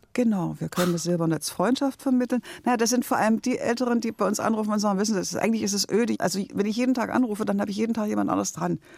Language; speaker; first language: German; native; German